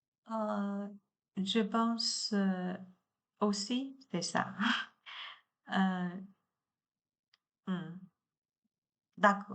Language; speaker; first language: French; non-native, learner; Chinese